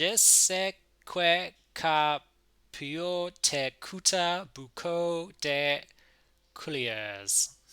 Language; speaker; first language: French; non-native, learner; English